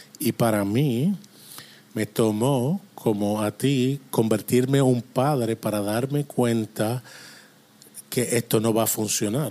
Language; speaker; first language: Spanish; non-native, fluent; English